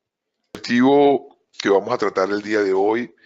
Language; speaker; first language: Spanish; native; Spanish